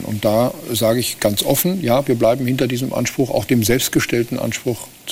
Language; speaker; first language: German; native; German